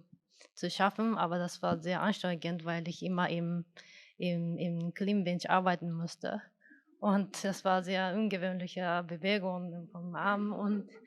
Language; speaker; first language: German; non-native, fluent; Japanese